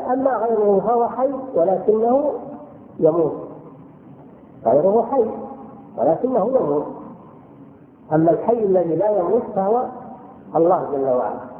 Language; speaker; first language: Arabic; native; Arabic